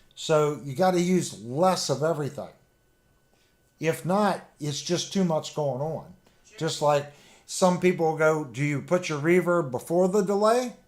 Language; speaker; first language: English; native; English